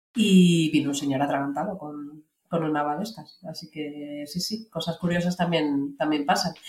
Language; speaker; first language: Spanish; native; Spanish